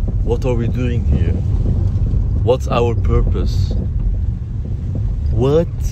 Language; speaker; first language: English; non-native, fluent; Persian